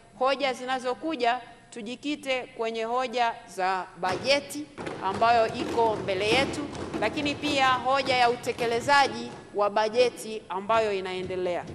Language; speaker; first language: Swahili; native; Swahili